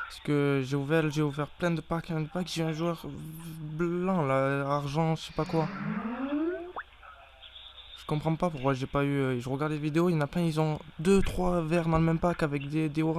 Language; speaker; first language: French; native; French